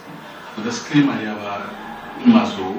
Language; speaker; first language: German; non-native, learner; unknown